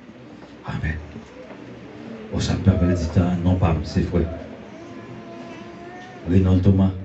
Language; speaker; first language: French; non-native, learner; Haitian Creole